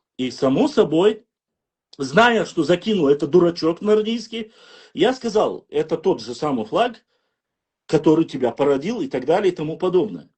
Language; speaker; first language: Russian; non-native, local second language; Ingush